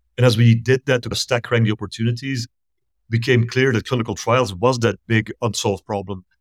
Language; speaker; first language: English; non-native, fluent; Dutch